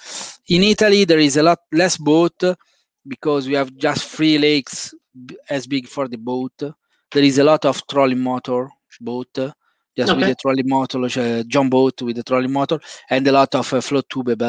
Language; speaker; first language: English; non-native, fluent; Italian